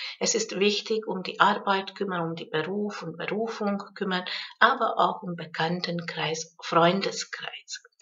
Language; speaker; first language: German; non-native, fluent; Hungarian